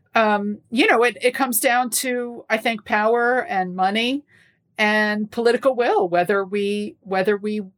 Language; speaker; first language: English; native; English